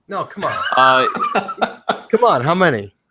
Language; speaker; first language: English; native; English